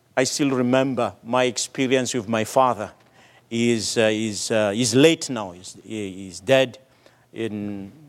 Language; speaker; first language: English; non-native, fluent; Malagasy